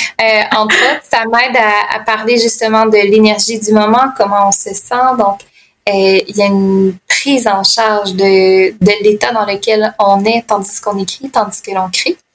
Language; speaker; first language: French; native; French